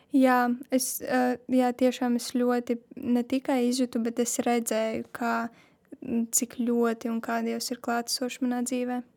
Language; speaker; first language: Latvian; non-native, local second language; Russian